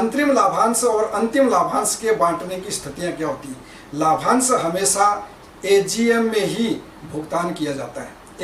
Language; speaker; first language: Hindi; native; Hindi